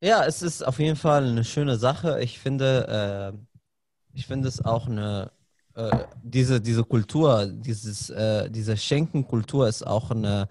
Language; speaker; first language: German; non-native, fluent; Arabic